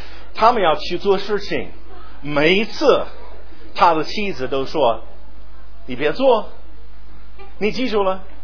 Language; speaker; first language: Chinese; non-native, fluent; English